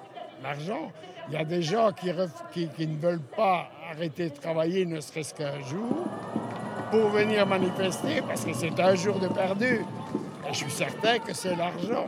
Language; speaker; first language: French; early bilingual, other home language; Spanish